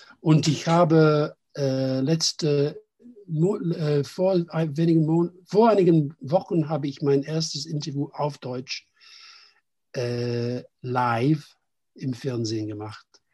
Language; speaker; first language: German; non-native, fluent; English